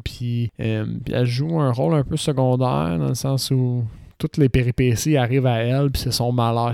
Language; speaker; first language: French; native; French